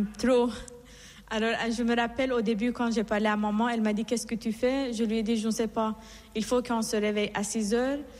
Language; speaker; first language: French; non-native, fluent; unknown